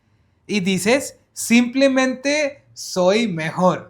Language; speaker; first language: Spanish; non-native, learner; Hindi